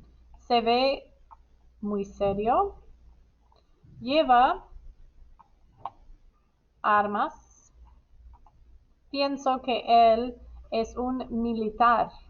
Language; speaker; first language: Spanish; non-native, fluent; English